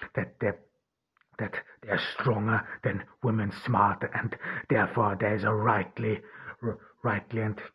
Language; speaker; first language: English; non-native, fluent; Turkish